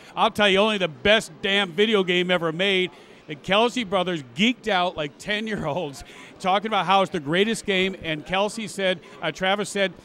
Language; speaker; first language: English; native; English